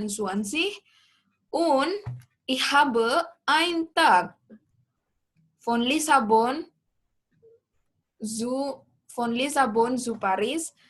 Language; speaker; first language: German; non-native, learner; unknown